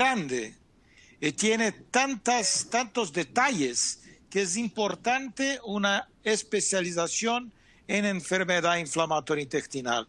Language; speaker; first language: Spanish; non-native, fluent; Portuguese